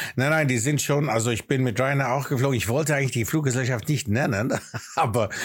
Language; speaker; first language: German; early bilingual, other home language; Greek